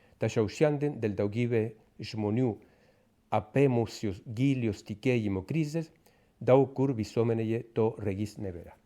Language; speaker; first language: Lithuanian; non-native, fluent; Spanish